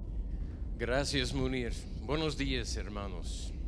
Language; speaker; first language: Spanish; non-native, fluent; English